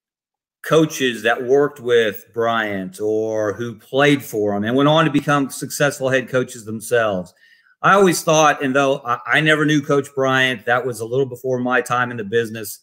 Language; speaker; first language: English; native; English